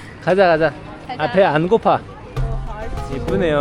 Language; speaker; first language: Korean; native; Korean